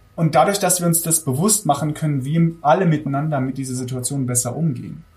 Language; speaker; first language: German; early bilingual, other home language; Armenian